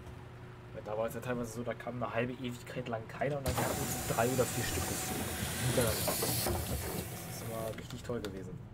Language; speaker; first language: German; native; German